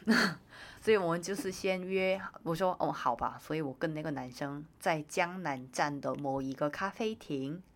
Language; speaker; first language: Chinese; non-native, fluent; Korean